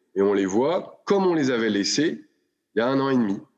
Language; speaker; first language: French; native; French